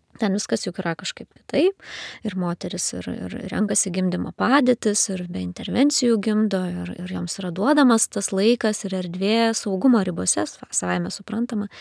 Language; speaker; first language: Lithuanian; native; Lithuanian